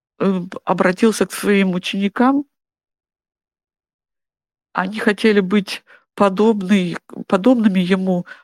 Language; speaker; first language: Russian; non-native, fluent; German